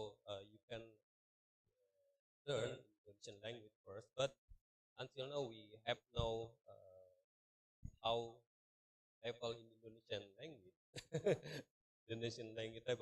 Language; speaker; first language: English; non-native, learner; Indonesian